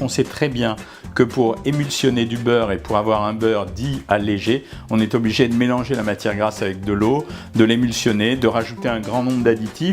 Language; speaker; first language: French; native; French